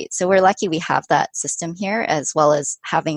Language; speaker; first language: English; native; English